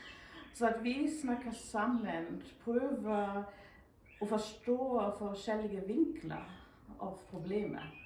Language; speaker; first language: Norwegian; non-native, fluent; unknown